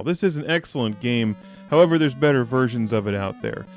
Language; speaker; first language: English; native; English